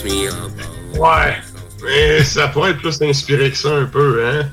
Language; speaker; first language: French; native; French